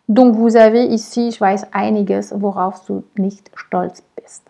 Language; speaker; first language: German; non-native, fluent; French